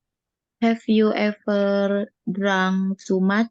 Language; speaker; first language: English; non-native, learner; Indonesian